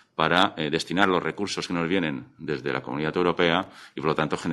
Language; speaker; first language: Spanish; non-native, local second language; Catalan